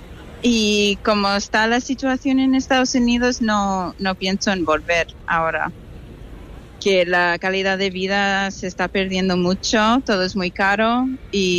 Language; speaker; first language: Spanish; non-native, fluent; English